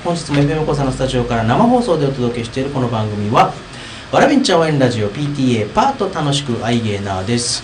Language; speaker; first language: Japanese; native; Japanese